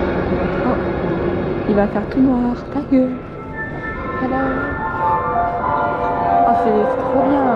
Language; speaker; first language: French; native; French